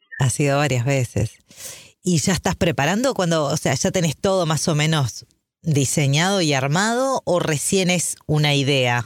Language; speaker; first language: Spanish; native; Spanish